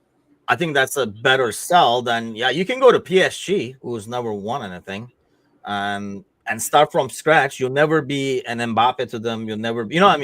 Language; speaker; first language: English; native; English